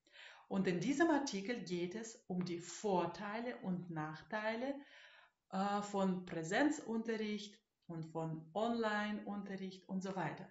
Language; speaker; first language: German; non-native, fluent; Russian